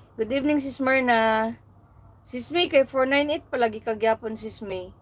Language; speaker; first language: Filipino; non-native, local second language; Cebuano